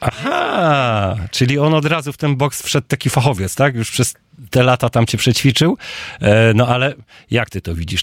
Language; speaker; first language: Polish; native; Polish